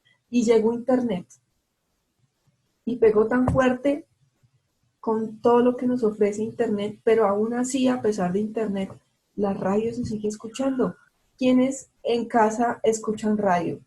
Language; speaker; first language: Spanish; native; Spanish